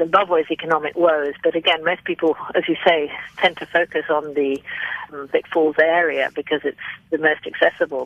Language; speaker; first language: English; native; English